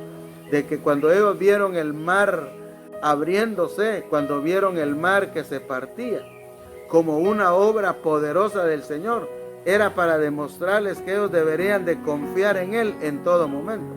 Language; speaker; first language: Spanish; native; Spanish